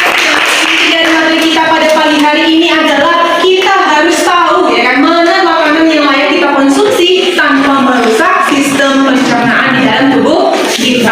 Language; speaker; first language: Indonesian; native; Indonesian